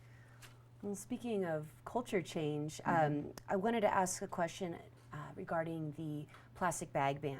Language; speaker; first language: English; native; English